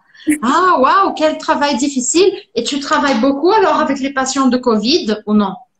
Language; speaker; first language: French; non-native, fluent; Portuguese